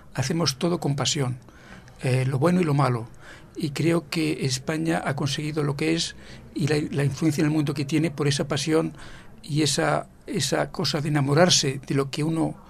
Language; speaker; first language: Spanish; native; Spanish